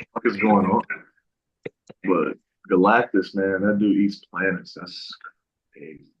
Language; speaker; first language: English; native; English